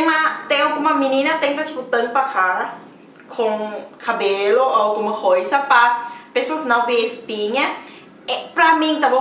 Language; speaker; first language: Portuguese; non-native, learner; Thai